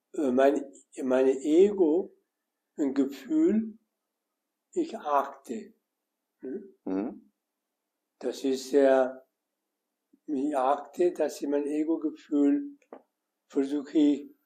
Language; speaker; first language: German; non-native, learner; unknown